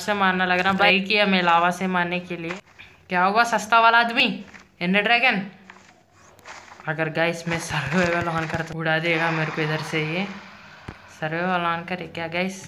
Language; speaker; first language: Hindi; native; Hindi